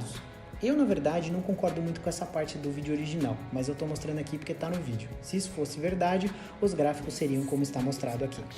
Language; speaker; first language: Portuguese; native; Portuguese